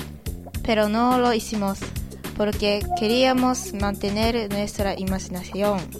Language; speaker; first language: Spanish; non-native, learner; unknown